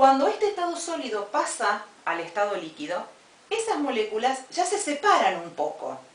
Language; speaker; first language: Spanish; native; Spanish